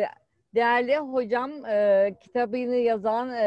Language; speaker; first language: Turkish; native; Turkish